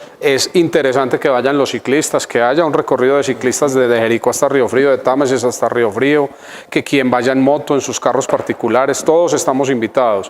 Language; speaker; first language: Spanish; native; Spanish